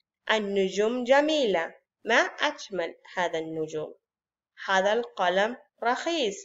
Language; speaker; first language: Arabic; non-native, fluent; Spanish